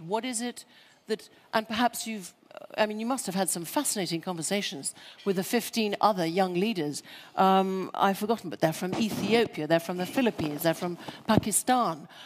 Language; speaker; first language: English; early bilingual, other home language; French